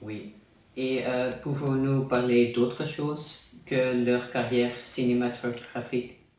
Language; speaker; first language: French; non-native, learner; Dutch